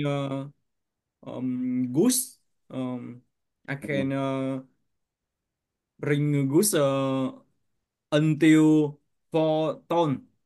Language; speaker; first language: English; non-native, learner; Vietnamese